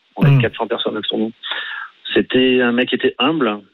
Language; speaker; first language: French; native; French